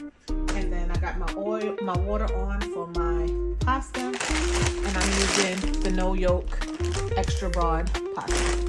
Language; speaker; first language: English; native; English